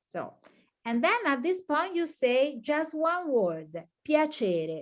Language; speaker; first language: English; non-native, fluent; Italian